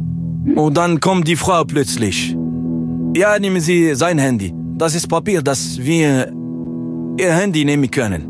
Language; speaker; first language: German; non-native, learner; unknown